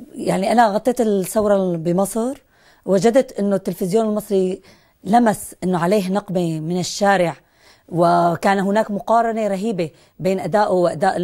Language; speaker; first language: Arabic; native; Arabic